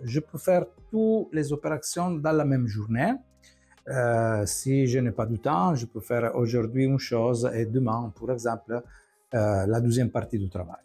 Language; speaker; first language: French; non-native, fluent; Italian